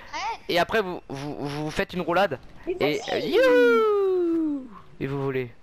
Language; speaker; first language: French; native; French